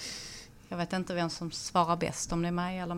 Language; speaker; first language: Swedish; native; Swedish